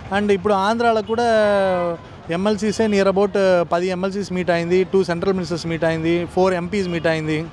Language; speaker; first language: Telugu; non-native, learner; Tamil